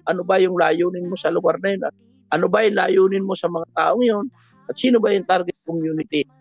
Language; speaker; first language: Filipino; native; Filipino